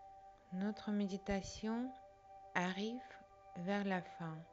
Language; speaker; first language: French; non-native, fluent; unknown